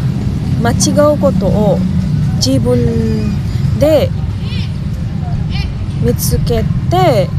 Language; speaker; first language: Japanese; non-native, learner; Indonesian